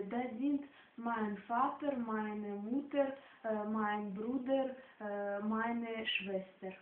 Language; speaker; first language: German; non-native, learner; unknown